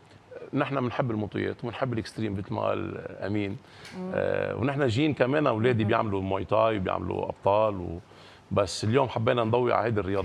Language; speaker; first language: Arabic; native; Arabic